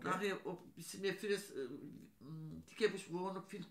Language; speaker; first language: German; non-native, learner; Turkish